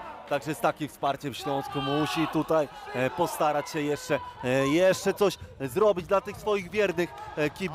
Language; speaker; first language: Polish; native; Polish